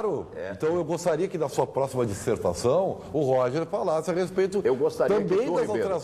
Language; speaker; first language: Portuguese; native; Portuguese